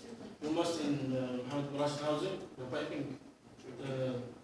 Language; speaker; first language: English; non-native, learner; Arabic